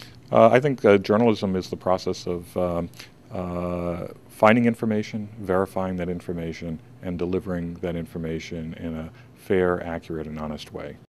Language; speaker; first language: English; native; English